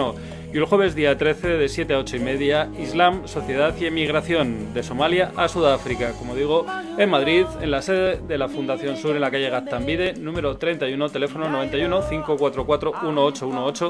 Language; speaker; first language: Spanish; native; Spanish